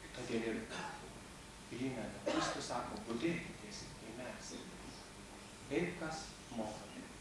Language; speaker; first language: Lithuanian; native; Lithuanian